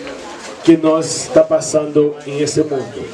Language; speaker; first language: Portuguese; non-native, learner; Haitian Creole